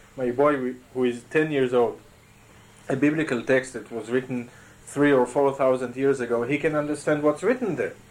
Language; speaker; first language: English; non-native, fluent; Hebrew